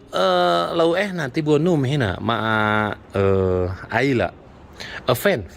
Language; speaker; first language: Arabic; non-native, learner; Indonesian